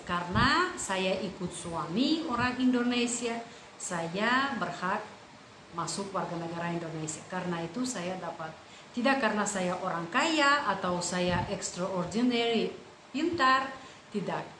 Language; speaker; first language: Indonesian; non-native, fluent; Russian